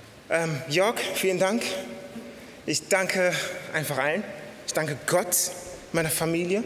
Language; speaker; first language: German; early bilingual, other home language; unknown